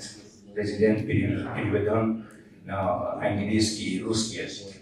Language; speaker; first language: Russian; non-native, learner; Persian